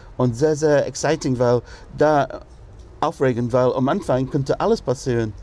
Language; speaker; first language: German; non-native, fluent; English